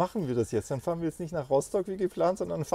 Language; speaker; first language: German; native; German